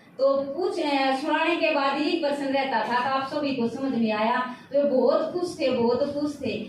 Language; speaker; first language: Hindi; native; Hindi